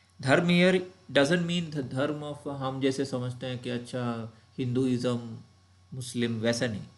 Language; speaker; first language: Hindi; non-native, local second language; Tamil